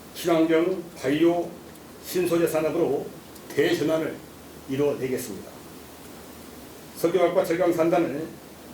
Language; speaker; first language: Korean; native; Korean